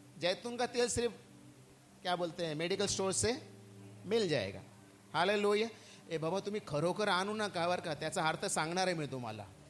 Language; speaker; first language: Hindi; non-native, local second language; Marathi